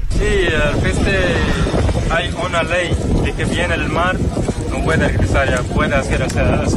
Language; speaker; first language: Spanish; non-native, learner; Arabic